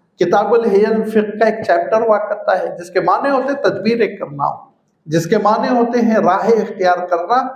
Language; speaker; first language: Urdu; native; Urdu